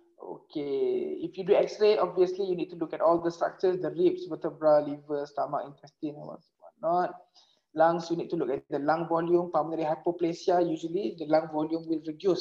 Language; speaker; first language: English; non-native, local second language; Malay